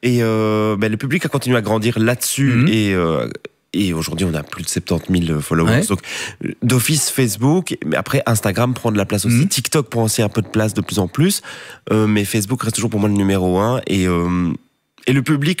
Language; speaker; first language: French; native; French